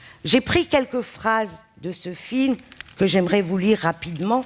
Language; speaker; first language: French; non-native, local second language; Arabic